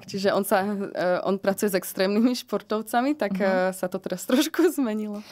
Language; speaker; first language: Slovak; native; Slovak